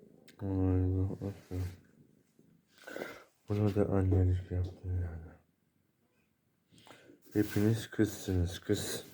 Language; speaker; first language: Turkish; native; Turkish